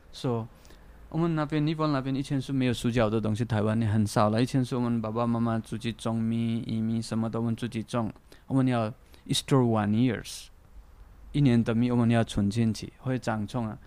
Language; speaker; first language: Chinese; non-native, fluent; Nepali